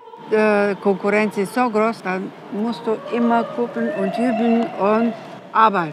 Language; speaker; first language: German; non-native, fluent; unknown